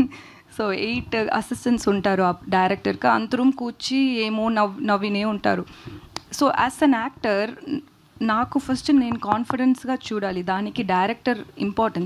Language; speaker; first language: Telugu; non-native, learner; Tamil